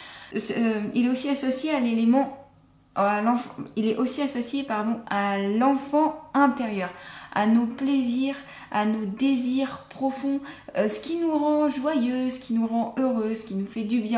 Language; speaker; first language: French; native; French